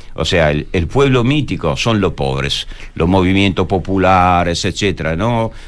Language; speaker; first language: Spanish; non-native, fluent; Italian